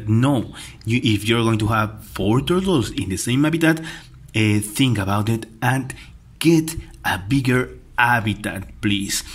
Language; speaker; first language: English; non-native, fluent; Spanish